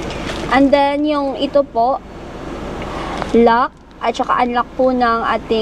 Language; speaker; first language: Filipino; non-native, local second language; Hiligaynon